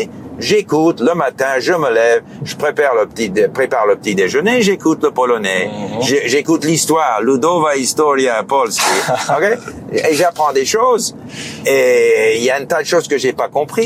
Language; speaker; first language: French; non-native, fluent; English